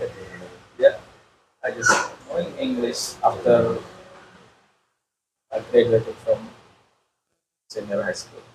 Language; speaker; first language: English; non-native, local second language; Indonesian